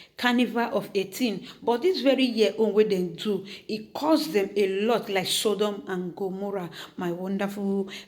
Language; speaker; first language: Nigerian Pidgin; native; Nigerian Pidgin